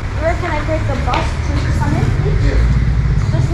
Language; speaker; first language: English; non-native, learner; Korean